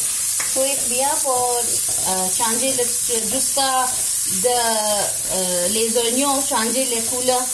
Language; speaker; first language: French; non-native, learner; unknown